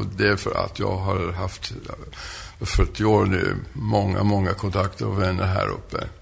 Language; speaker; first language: Swedish; non-native, fluent; French